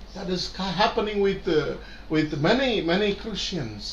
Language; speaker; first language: English; non-native, local second language; Tamil